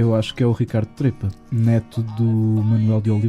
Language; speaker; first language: Portuguese; native; Portuguese